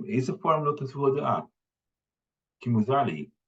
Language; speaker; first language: Hebrew; non-native, fluent; English